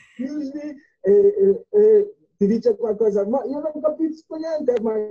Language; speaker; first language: Italian; non-native, fluent; Akan